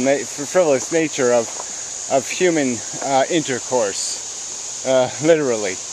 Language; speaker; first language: English; native; English